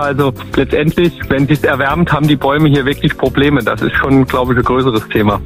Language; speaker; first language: German; native; German